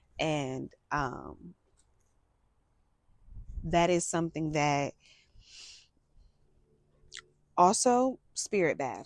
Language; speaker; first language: English; native; English